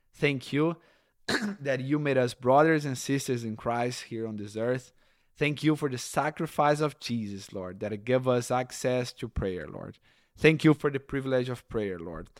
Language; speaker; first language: English; non-native, fluent; Portuguese